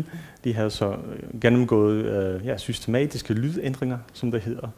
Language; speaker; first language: Danish; non-native, fluent; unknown